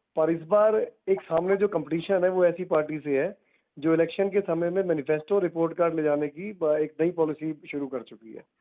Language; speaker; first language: Hindi; non-native, local second language; Punjabi